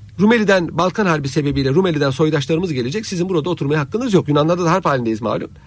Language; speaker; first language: Turkish; native; Turkish